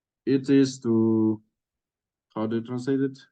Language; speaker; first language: English; non-native, fluent; Russian